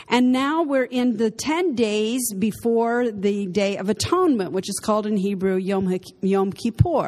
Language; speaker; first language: English; native; English